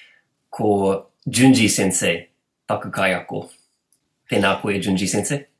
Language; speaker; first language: Māori; non-native, learner; English